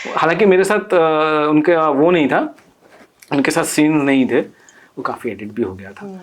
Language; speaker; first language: Hindi; non-native, local second language; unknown